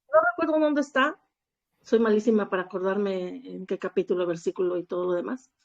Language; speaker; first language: Spanish; native; Spanish